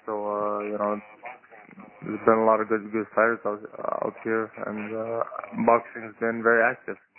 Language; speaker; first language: English; non-native, local second language; French